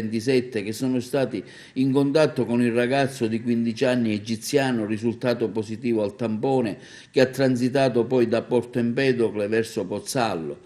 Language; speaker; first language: Italian; native; Italian